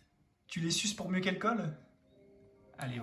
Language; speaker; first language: French; native; French